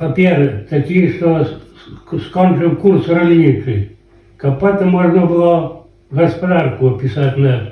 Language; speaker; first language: Polish; non-native, local second language; Belarusian